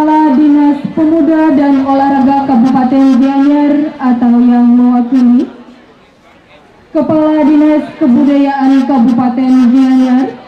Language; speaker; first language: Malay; non-native, local second language; Balinese